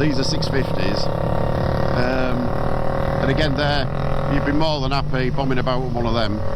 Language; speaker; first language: English; native; English